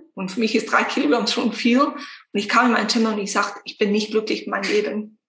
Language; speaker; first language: German; non-native, fluent; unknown